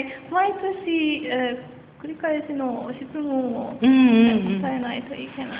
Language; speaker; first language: Japanese; non-native, learner; Persian